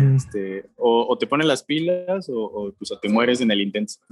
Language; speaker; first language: Spanish; native; Spanish